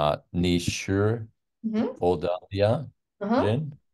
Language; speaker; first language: Chinese; non-native, learner; English